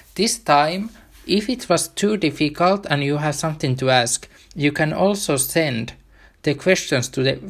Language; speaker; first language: English; non-native, fluent; Finnish